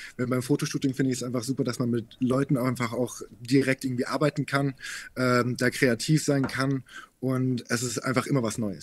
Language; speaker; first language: German; native; German